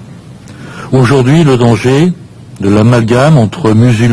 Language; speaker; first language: French; native; French